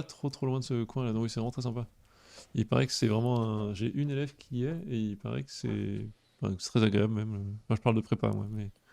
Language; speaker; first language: French; native; French